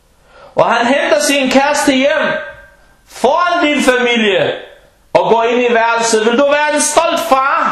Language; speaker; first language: Danish; non-native, local second language; Arabic